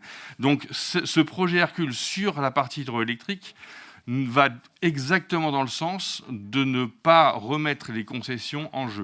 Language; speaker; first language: French; native; French